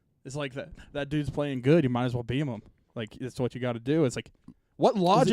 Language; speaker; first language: English; native; English